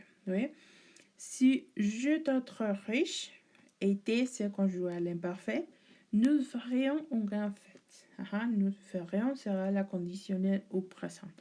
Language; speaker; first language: French; non-native, learner; Spanish